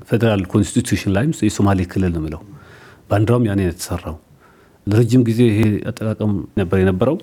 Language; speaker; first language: Amharic; non-native, local second language; Somali